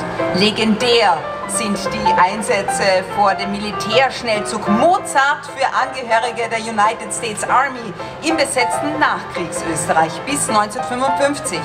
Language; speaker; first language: German; native; German